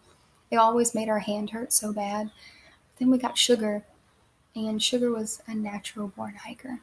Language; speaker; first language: English; native; English